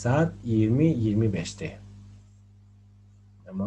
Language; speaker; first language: Turkish; non-native, fluent; Spanish